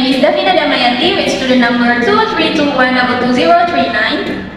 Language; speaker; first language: English; non-native, learner; Indonesian